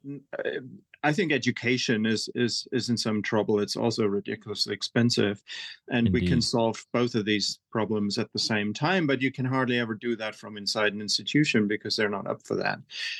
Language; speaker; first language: English; non-native, fluent; German